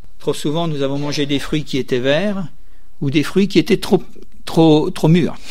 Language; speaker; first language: French; native; French